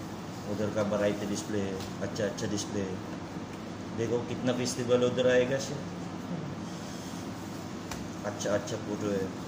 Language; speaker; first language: Hindi; non-native, learner; Filipino